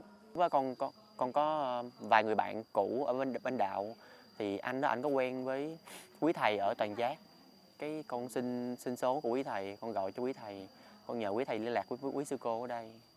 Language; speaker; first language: Vietnamese; native; Vietnamese